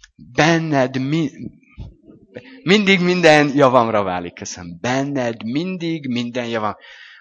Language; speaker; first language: Hungarian; native; Hungarian